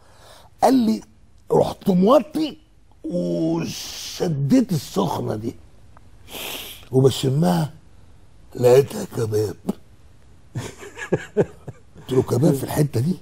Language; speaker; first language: Arabic; native; Arabic